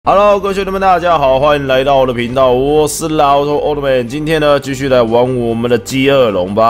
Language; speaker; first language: Chinese; native; Chinese